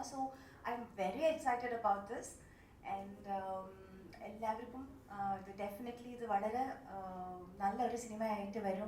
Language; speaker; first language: Malayalam; non-native, local second language; Tamil